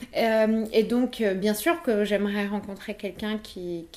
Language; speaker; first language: French; early bilingual, other home language; Polish